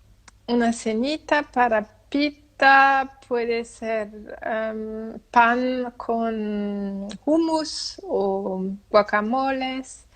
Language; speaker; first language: Spanish; non-native, learner; French